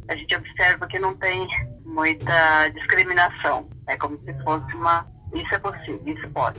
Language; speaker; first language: Portuguese; non-native, local second language; Guarani